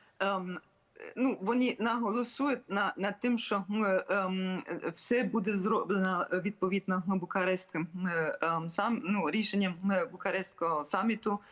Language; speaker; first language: Ukrainian; non-native, fluent; German